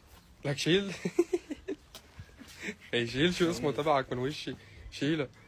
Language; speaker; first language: Arabic; native; Arabic